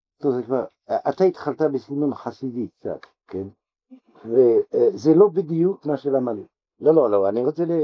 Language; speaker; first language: Hebrew; non-native, fluent; French